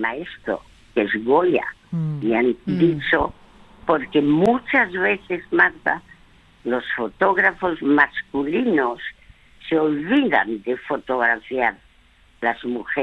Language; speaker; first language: Spanish; early bilingual, other home language; French